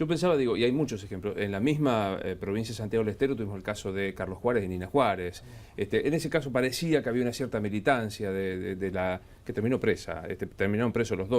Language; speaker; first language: Spanish; native; Spanish